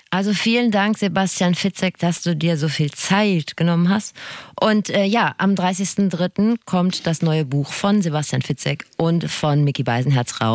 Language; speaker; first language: German; native; German